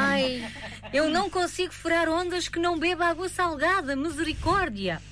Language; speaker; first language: Portuguese; native; Portuguese